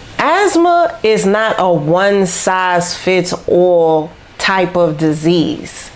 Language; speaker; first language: English; native; English